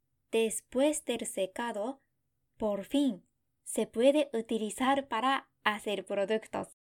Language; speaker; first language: Spanish; non-native, fluent; Japanese